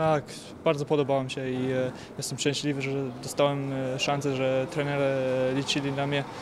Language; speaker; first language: Polish; early bilingual, heritage; German